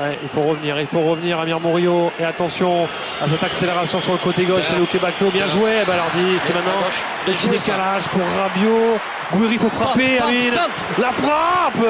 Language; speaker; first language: French; native; French